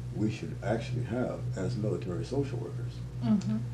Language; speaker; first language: English; native; English